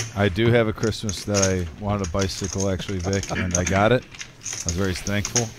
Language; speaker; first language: English; native; English